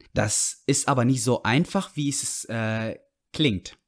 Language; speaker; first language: German; non-native, fluent; Arabic